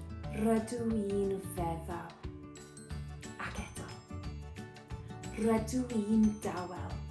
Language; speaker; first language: Welsh; non-native, local second language; English